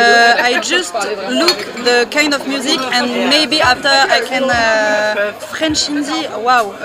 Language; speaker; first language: English; non-native, learner; French